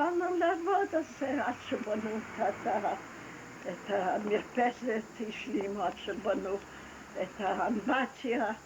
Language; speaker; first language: Hebrew; non-native, fluent; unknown